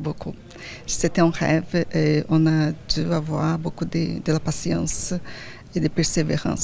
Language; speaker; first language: French; non-native, fluent; Portuguese